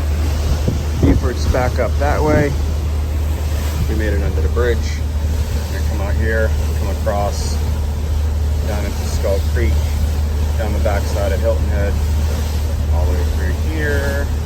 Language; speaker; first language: English; native; English